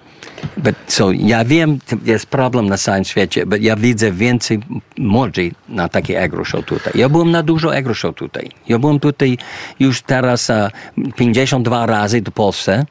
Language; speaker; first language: Polish; early bilingual, heritage; English